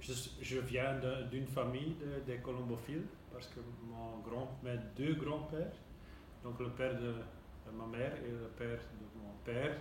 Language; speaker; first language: French; non-native, local second language; Dutch